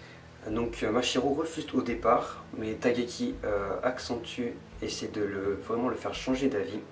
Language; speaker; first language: French; native; French